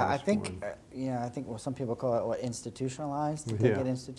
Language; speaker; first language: English; native; English